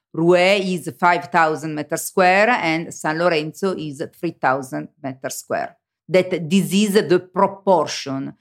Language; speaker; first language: English; non-native, learner; Italian